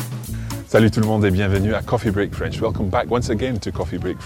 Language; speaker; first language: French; non-native, fluent; English